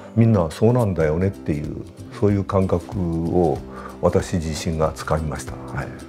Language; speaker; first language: Japanese; native; Japanese